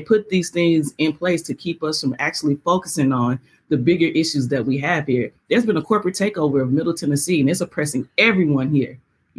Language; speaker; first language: English; native; English